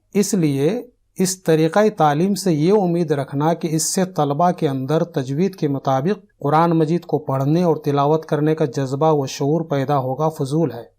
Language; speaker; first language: Urdu; native; Urdu